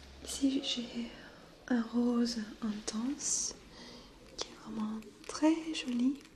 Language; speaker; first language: French; non-native, fluent; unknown